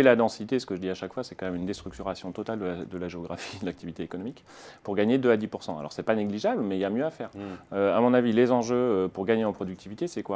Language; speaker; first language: French; native; French